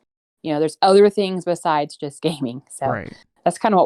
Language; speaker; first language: English; native; English